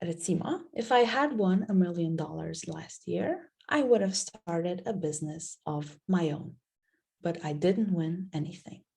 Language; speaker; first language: English; non-native, fluent; Slovenian